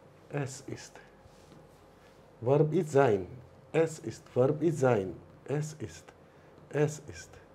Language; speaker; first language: German; non-native, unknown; Hindi